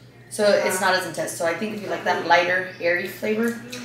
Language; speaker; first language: English; early bilingual, other home language; Spanish